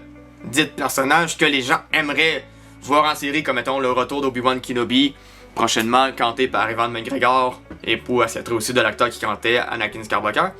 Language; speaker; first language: French; native; French